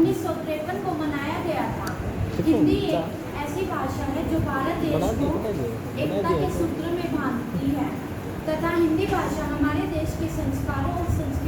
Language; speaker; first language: Hindi; native; Hindi